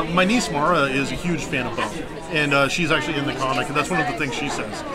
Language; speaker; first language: English; native; English